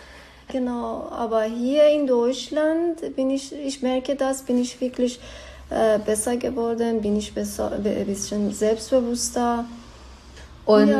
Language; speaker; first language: German; non-native, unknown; Persian